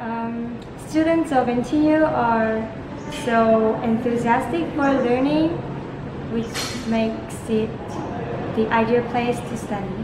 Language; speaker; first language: English; non-native, fluent; Japanese